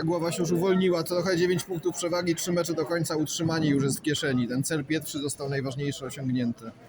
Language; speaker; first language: Polish; native; Polish